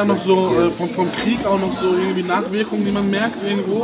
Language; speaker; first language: German; native; German